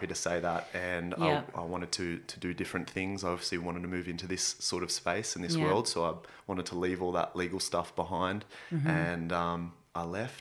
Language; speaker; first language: English; native; English